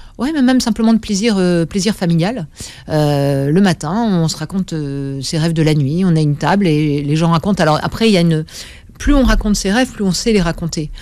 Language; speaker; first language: French; native; French